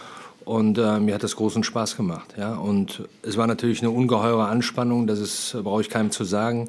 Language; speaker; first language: German; native; German